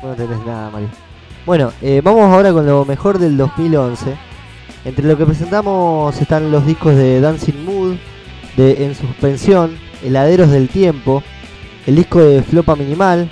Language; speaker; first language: Spanish; native; Spanish